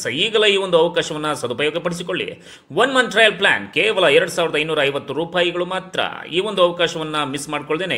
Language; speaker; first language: Kannada; native; Kannada